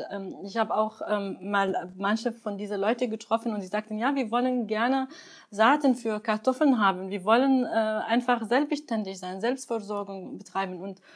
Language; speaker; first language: German; non-native, fluent; Arabic